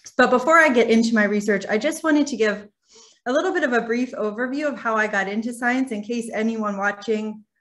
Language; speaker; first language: English; native; English